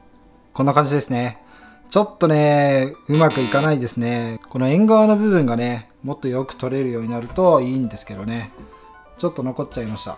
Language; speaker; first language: Japanese; native; Japanese